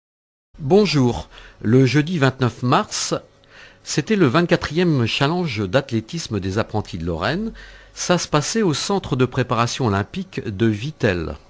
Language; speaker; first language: French; native; French